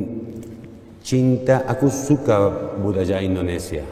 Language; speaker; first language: Indonesian; non-native, learner; Spanish